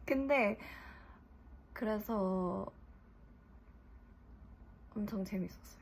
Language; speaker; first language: Korean; early bilingual, heritage; English